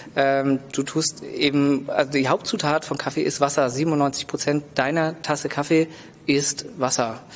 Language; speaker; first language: German; native; German